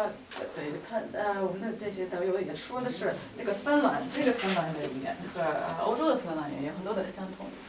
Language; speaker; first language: Chinese; non-native, fluent; Russian